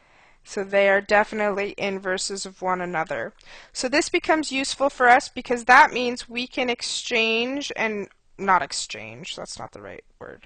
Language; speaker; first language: English; native; English